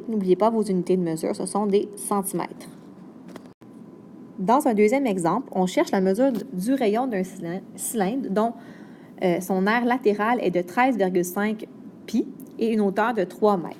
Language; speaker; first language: French; native; French